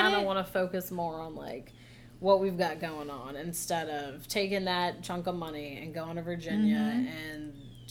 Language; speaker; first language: English; native; English